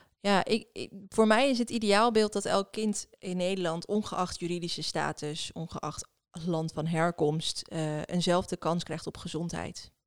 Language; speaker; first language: Dutch; early bilingual, other home language; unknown